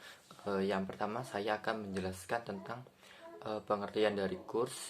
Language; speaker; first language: Indonesian; native; Indonesian